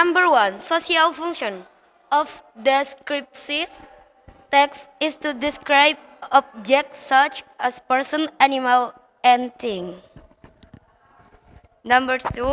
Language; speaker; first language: English; non-native, learner; Indonesian